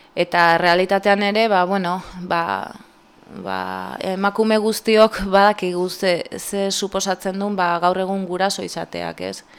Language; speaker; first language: Basque; native; Basque